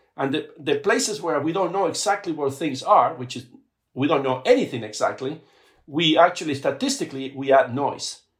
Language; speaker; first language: English; non-native, fluent; Spanish